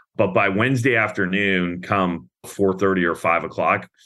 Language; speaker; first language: English; native; English